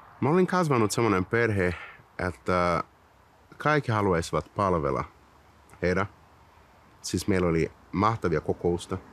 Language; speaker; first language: Finnish; non-native, learner; Portuguese